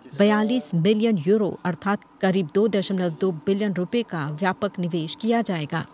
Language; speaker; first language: Hindi; non-native, local second language; Morisyen